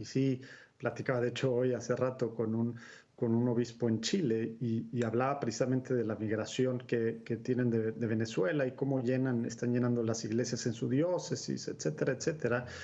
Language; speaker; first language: Spanish; native; Spanish